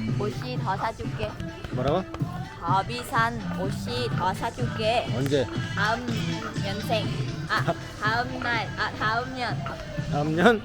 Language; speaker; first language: Korean; non-native, learner; Vietnamese